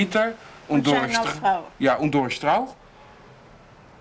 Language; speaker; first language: German; non-native, learner; Dutch